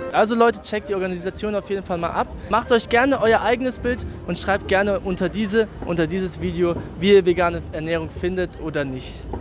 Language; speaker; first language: German; early bilingual, other home language; Polish